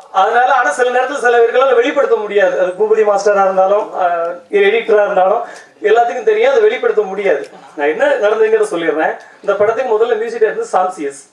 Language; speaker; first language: Tamil; native; Tamil